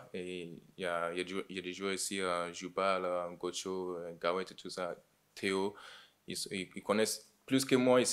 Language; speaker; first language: French; non-native, learner; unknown